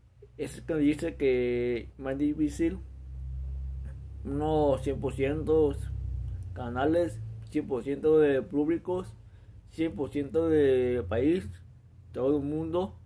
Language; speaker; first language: Spanish; non-native, local second language; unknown